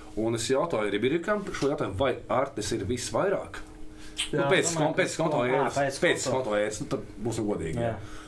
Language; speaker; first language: Latvian; non-native, local second language; Russian